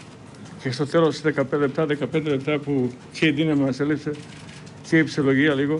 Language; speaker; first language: Greek; non-native, fluent; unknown